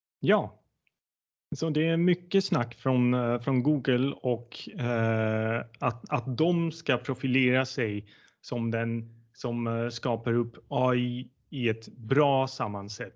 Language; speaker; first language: Swedish; non-native, fluent; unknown